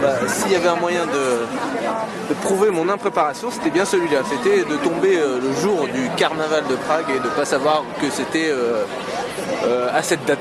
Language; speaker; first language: French; native; French